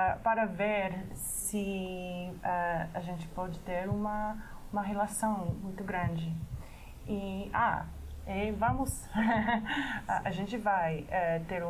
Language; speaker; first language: Portuguese; non-native, fluent; English